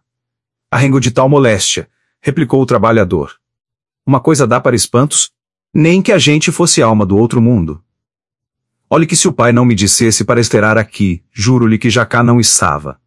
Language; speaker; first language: Portuguese; native; Portuguese